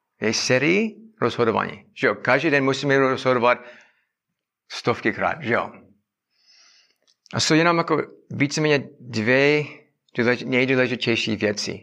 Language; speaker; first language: Czech; non-native, learner; English